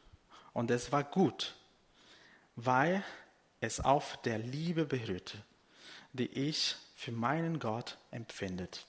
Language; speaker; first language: German; non-native, fluent; Portuguese